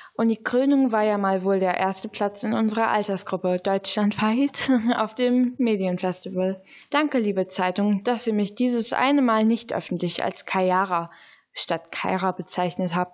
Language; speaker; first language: German; native; German